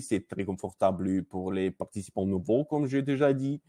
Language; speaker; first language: French; non-native, learner; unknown